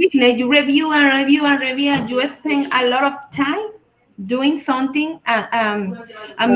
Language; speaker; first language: English; non-native, learner; Spanish